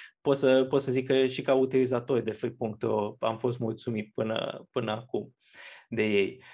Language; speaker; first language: Romanian; native; Romanian